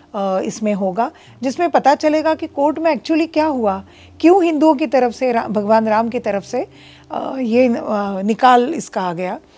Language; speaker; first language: Hindi; non-native, local second language; Marathi